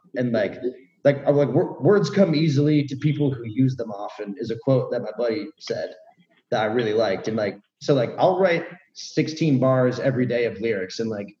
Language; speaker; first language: English; native; English